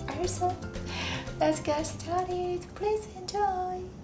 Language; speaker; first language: English; non-native, learner; Japanese